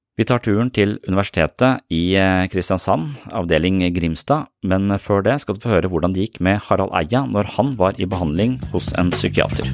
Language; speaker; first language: Norwegian; native; Norwegian